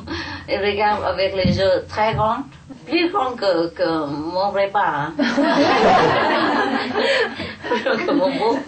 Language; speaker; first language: French; non-native, fluent; Vietnamese